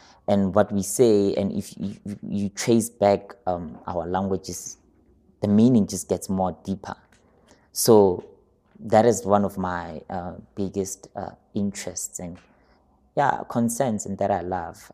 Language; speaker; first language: English; non-native, local second language; Northern Sotho